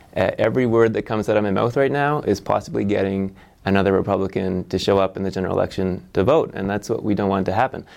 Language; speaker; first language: English; native; English